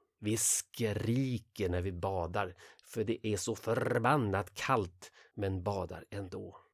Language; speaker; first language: Swedish; native; Swedish